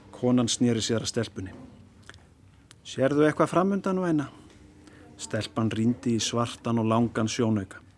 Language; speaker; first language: Icelandic; native; Icelandic